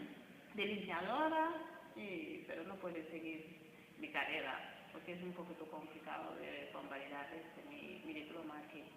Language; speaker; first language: Spanish; non-native, fluent; Wolof